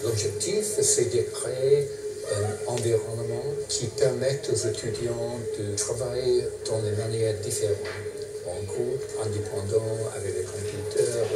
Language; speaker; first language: French; non-native, fluent; English